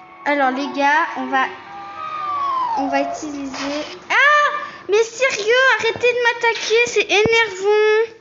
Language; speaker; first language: French; native; French